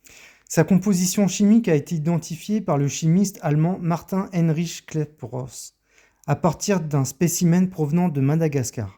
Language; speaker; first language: French; native; French